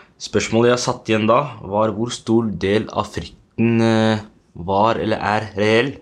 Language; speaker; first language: Norwegian; early bilingual, other home language; Somali